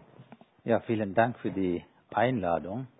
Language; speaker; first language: German; non-native, fluent; Sinhala